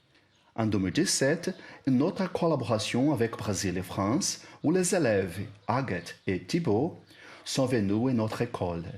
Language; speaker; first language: French; non-native, learner; Portuguese